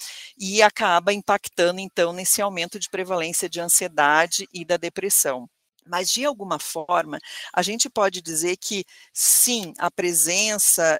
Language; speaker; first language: Portuguese; native; Portuguese